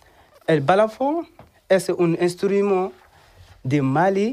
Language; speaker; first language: Spanish; non-native, learner; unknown